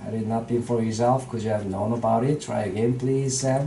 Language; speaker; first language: English; non-native, fluent; Korean